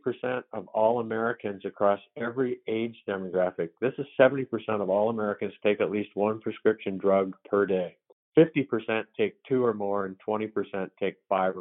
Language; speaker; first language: English; native; English